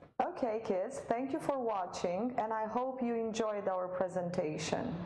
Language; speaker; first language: English; non-native, fluent; Romanian